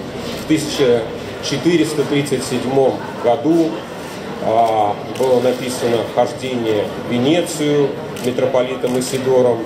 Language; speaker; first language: Russian; native; Russian